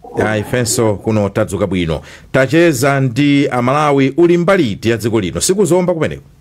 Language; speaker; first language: Nyanja; native; Nyanja